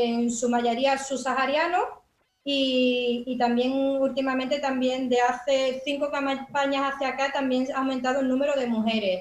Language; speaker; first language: Spanish; native; Spanish